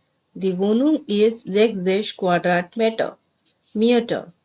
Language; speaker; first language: German; non-native, fluent; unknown